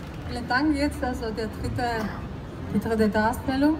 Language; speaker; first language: German; non-native, fluent; Greek